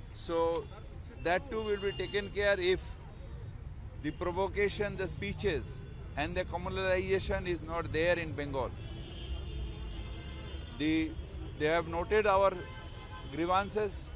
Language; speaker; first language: English; non-native, local second language; Bangla